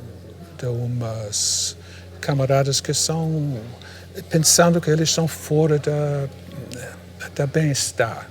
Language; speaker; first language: Portuguese; non-native, fluent; English